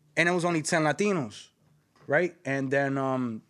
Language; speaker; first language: English; early bilingual, other home language; Spanish